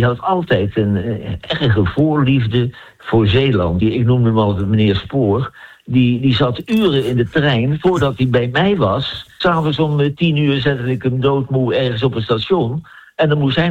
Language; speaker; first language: Dutch; native; Dutch